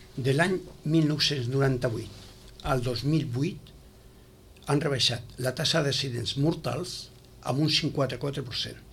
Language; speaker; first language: Catalan; native; Catalan